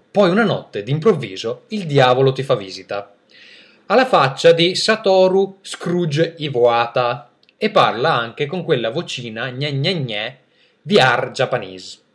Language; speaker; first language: Italian; native; Italian